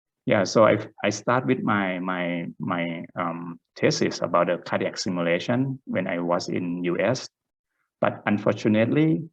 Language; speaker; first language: English; non-native, fluent; Thai